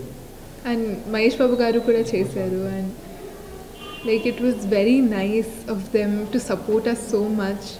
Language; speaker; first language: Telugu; non-native, local second language; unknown